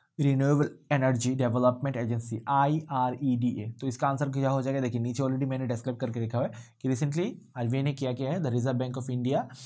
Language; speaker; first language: Hindi; non-native, local second language; Bangla